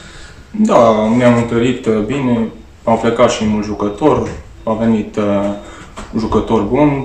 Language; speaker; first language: Romanian; non-native, local second language; Hungarian